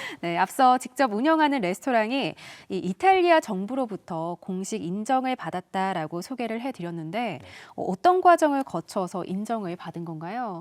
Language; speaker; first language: Korean; native; Korean